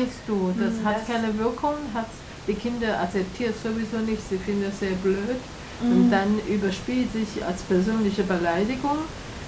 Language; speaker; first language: German; non-native, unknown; Chinese